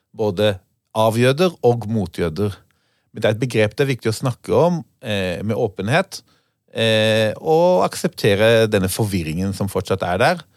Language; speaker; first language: Norwegian; non-native, fluent; Hebrew